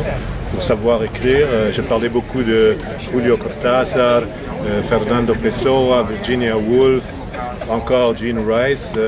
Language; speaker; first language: French; non-native, fluent; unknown